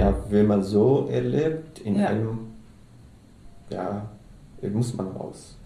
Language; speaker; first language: German; non-native, learner; Arabic